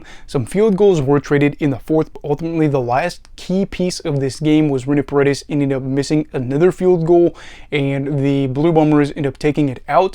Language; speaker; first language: English; native; English